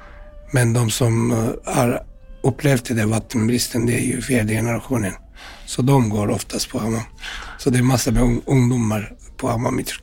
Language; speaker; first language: Swedish; non-native, fluent; Turkish